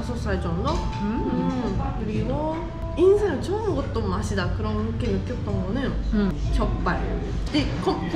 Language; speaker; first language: Korean; non-native, learner; Japanese